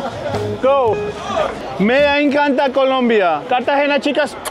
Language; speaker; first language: Spanish; non-native, learner; Georgian